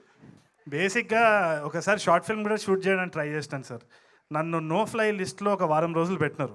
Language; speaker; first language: Telugu; native; Telugu